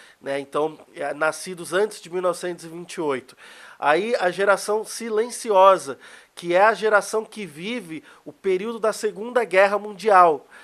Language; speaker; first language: Portuguese; native; Portuguese